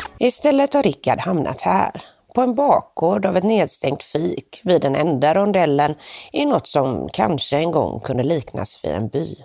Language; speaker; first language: Swedish; native; Swedish